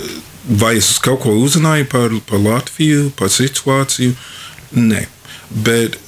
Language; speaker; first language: Latvian; non-native, fluent; English